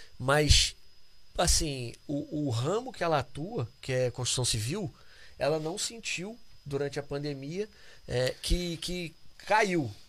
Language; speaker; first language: Portuguese; native; Portuguese